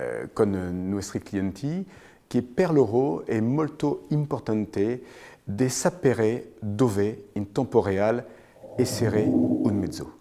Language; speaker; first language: Italian; non-native, fluent; French